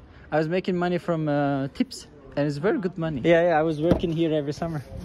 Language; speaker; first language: English; non-native, fluent; Turkish